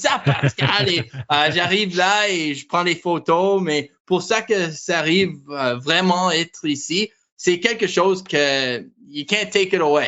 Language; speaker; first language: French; non-native, learner; English